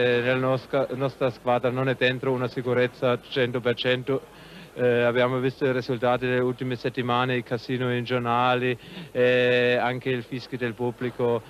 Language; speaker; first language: Italian; non-native, fluent; German